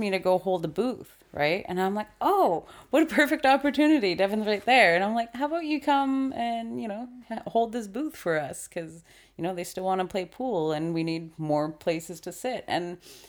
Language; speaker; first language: English; native; English